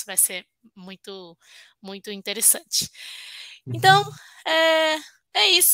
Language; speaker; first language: Portuguese; non-native, fluent; Chinese